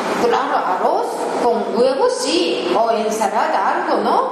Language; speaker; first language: Spanish; non-native, learner; Japanese